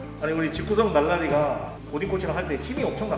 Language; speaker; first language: Korean; native; Korean